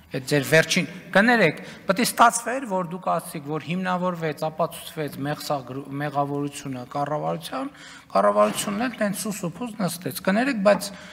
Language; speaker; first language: Armenian; native; Armenian